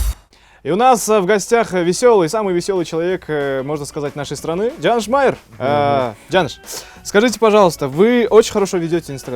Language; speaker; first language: Russian; native; Russian